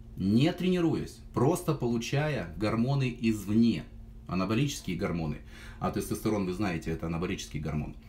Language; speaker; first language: Russian; native; Russian